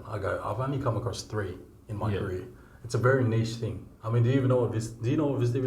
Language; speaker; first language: English; native; English